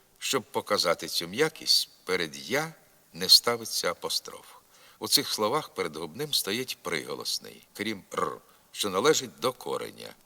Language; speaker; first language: Ukrainian; native; Ukrainian